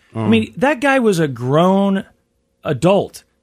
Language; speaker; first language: English; native; English